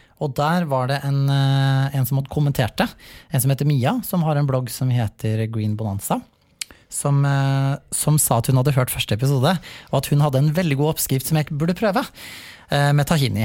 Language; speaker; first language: Norwegian; native; Norwegian